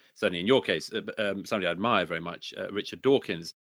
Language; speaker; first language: English; native; English